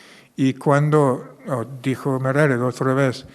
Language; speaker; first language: Spanish; non-native, fluent; English